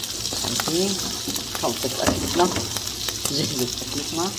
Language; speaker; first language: Arabic; native; Arabic